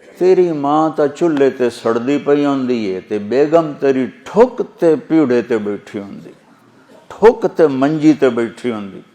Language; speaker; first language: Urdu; non-native, local second language; Punjabi